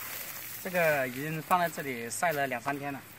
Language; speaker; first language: Chinese; native; Chinese